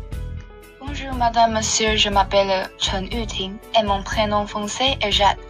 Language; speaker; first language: French; non-native, fluent; Chinese